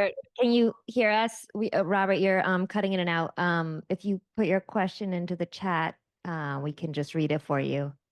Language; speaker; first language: English; native; English